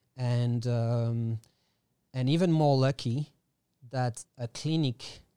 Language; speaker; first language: English; non-native, fluent; French